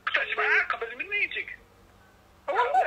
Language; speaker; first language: Arabic; native; Arabic